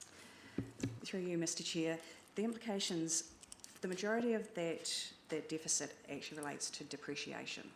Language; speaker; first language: English; native; English